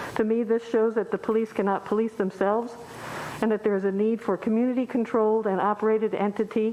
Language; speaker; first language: English; native; English